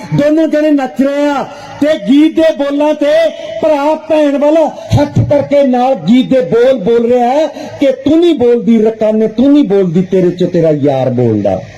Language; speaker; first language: Punjabi; non-native, local second language; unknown